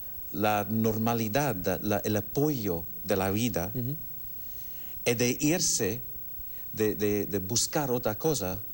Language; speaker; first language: Spanish; non-native, fluent; English